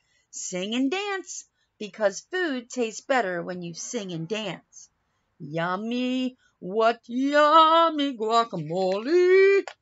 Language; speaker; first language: English; native; English